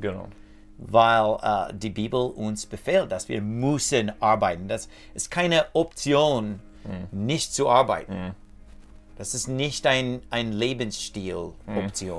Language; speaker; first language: German; non-native, learner; English